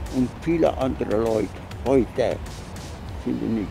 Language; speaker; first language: German; non-native, learner; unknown